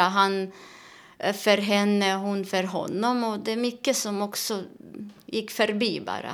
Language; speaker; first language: Swedish; non-native, learner; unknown